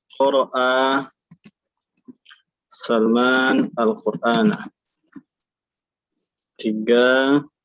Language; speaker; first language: Arabic; non-native, fluent; Indonesian